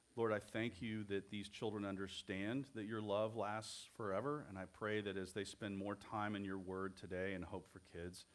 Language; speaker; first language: English; native; English